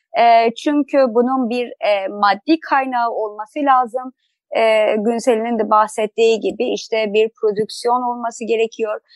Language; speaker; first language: Turkish; non-native, fluent; Persian